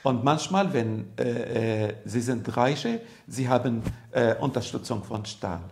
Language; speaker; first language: German; non-native, learner; Arabic